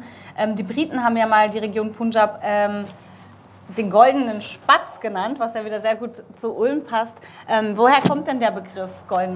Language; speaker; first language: German; native; German